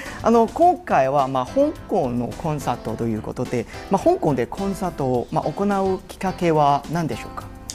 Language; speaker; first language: Japanese; non-native, fluent; Cantonese